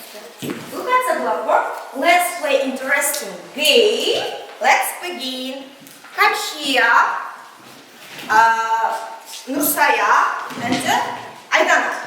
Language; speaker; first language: English; non-native, learner; Kazakh